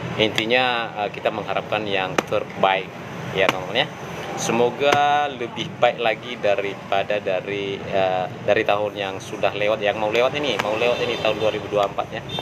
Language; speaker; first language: Indonesian; non-native, local second language; Nias